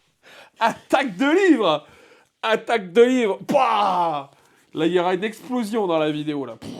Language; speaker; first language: French; native; French